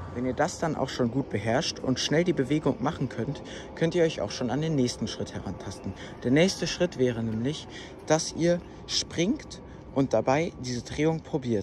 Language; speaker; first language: German; native; German